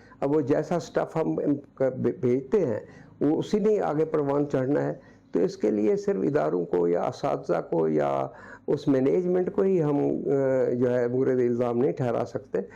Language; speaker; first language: Urdu; non-native, local second language; Saraiki